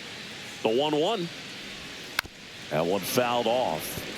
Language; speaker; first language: English; native; English